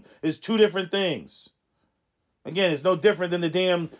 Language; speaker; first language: English; native; English